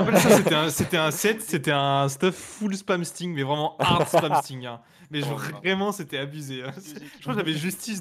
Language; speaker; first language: French; native; French